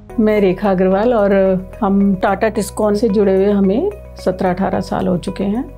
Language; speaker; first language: Hindi; native; Hindi